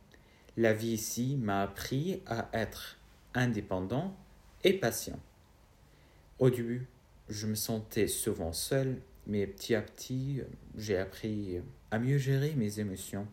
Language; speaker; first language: French; non-native, fluent; Arabic